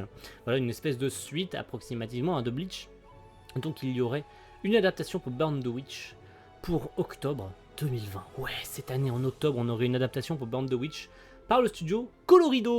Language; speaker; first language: French; native; French